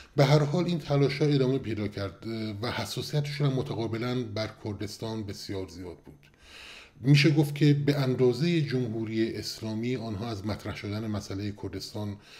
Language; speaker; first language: Persian; non-native, local second language; Kurdish